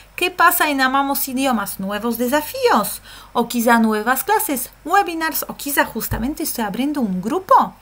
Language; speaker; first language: Spanish; non-native, fluent; Polish